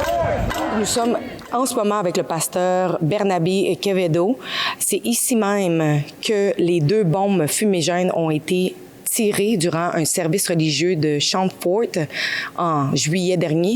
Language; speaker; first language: French; native; French